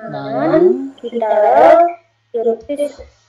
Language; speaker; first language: Korean; non-native, learner; Indonesian